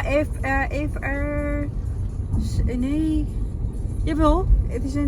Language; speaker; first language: Dutch; non-native, learner; Cebuano